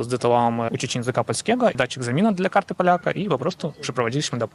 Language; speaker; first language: Polish; non-native, learner; Russian